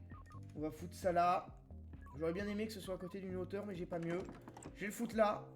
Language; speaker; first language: French; native; French